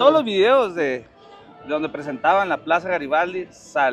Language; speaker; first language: Spanish; native; Spanish